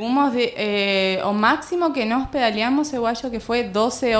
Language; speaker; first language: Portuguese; non-native, learner; Spanish